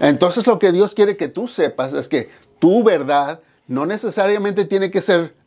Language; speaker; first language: Spanish; native; Spanish